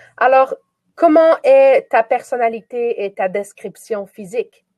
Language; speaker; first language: French; native; French